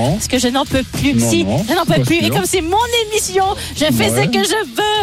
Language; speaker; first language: French; native; French